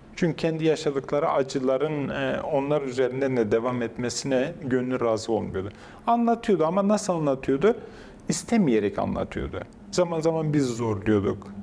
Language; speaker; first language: Turkish; non-native, local second language; Kurdish